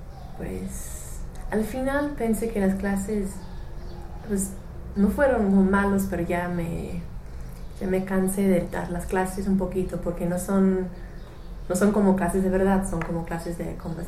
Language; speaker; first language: Spanish; non-native, fluent; English